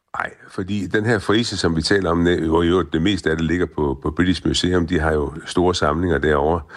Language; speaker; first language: Danish; native; Danish